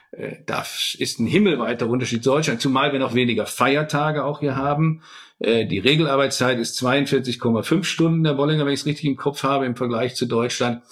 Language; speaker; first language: German; native; German